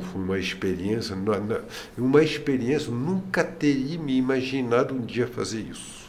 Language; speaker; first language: Portuguese; non-native, fluent; French